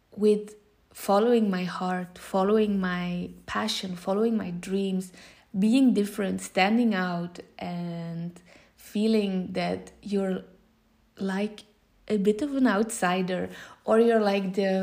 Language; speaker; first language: English; non-native, fluent; Dutch